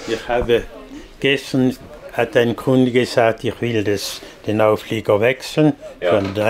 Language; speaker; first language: German; non-native, fluent; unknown